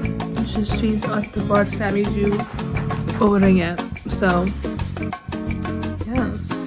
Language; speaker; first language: French; non-native, local second language; English